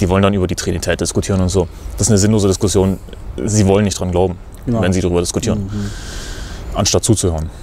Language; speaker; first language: German; native; German